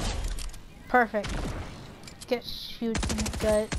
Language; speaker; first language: English; native; English